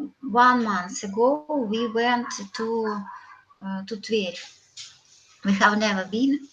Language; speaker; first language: English; non-native, learner; Russian